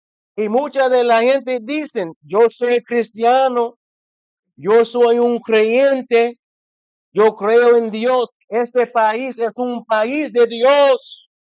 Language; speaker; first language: Spanish; non-native, fluent; English